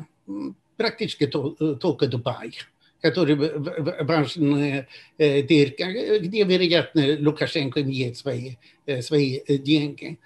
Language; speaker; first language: Russian; non-native, fluent; Swedish